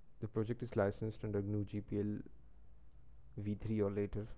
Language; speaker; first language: English; non-native, local second language; Marathi